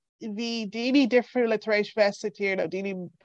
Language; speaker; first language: Irish; non-native, local second language; English